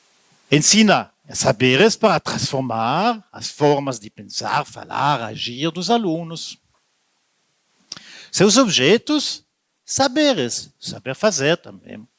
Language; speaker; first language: Portuguese; non-native, learner; French